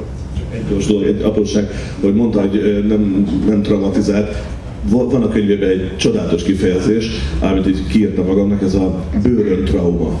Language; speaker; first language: Hungarian; native; Hungarian